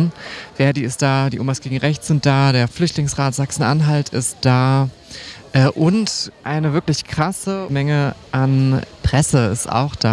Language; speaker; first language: German; native; German